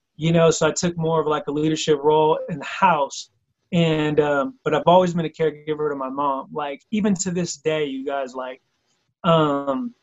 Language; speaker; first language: English; native; English